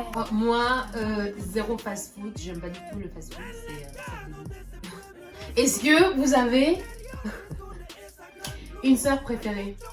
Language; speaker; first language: French; native; French